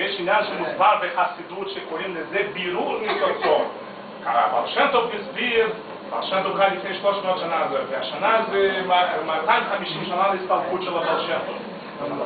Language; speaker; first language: Hebrew; non-native, fluent; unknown